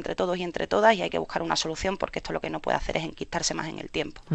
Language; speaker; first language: Spanish; native; Spanish